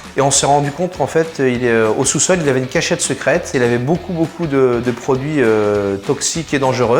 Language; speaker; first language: French; native; French